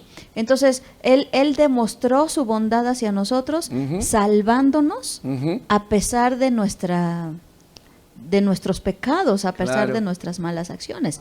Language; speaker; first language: Spanish; native; Spanish